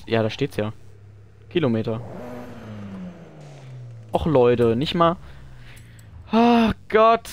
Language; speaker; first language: German; native; German